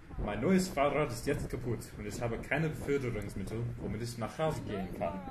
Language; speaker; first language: German; non-native, learner; English